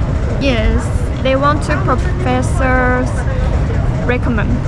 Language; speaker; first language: English; non-native, learner; Chinese